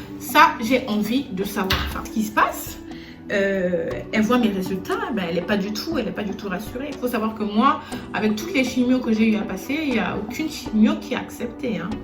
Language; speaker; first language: French; non-native, local second language; Lingala